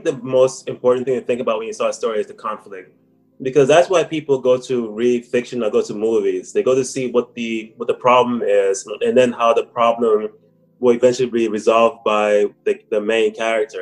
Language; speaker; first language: English; native; English